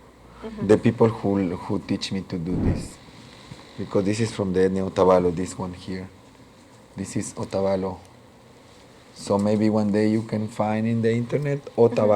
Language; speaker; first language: English; non-native, local second language; Spanish